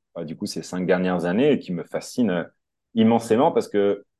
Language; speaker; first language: French; native; French